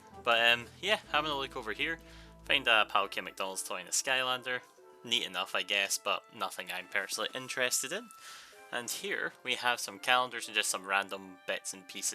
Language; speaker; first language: English; native; English